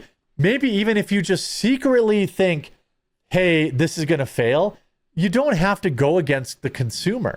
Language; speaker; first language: English; native; English